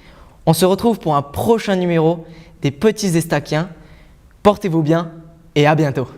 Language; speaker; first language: French; native; French